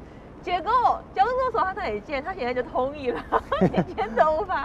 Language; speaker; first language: Chinese; native; Chinese